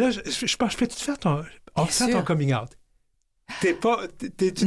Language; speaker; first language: French; native; French